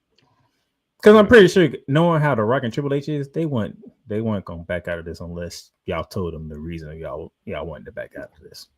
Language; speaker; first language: English; native; English